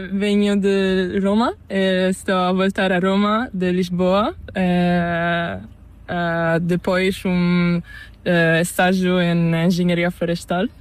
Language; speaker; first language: Spanish; non-native, learner; Portuguese